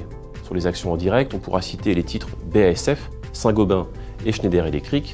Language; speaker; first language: French; native; French